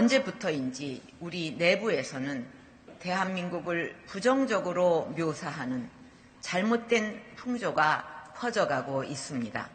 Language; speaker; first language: Korean; native; Korean